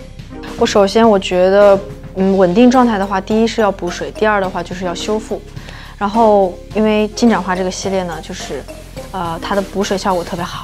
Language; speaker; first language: Chinese; native; Chinese